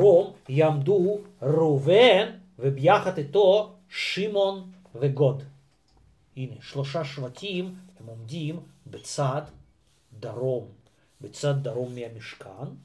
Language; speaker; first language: Hebrew; non-native, fluent; Russian